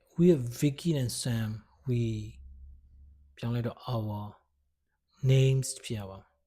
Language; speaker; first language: English; non-native, fluent; Burmese